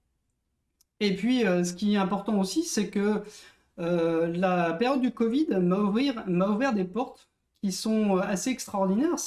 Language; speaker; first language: French; native; French